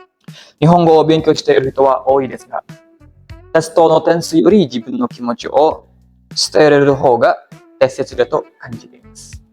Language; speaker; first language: Japanese; non-native, learner; Indonesian